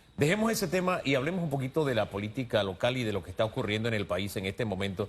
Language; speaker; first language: Spanish; native; Spanish